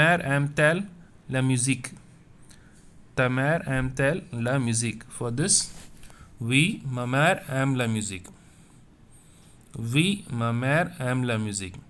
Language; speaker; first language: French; non-native, fluent; Tamil